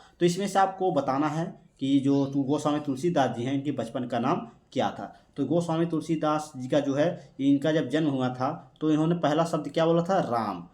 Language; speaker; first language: Hindi; native; Hindi